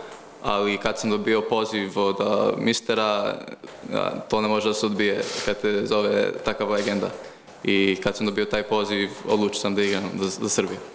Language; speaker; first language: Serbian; early bilingual, heritage; Croatian